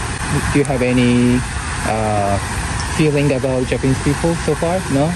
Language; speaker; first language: English; non-native, learner; Japanese